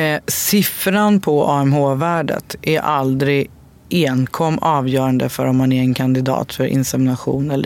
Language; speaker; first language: Swedish; native; Swedish